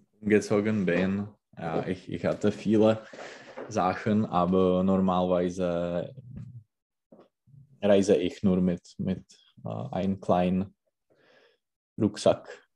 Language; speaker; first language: German; non-native, learner; Czech